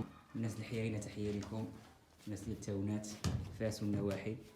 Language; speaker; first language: Arabic; native; Arabic